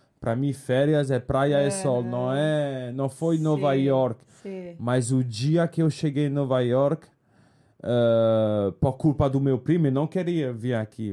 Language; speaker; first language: Portuguese; non-native, fluent; French